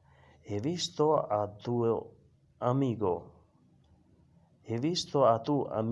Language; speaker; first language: Spanish; non-native, fluent; Urdu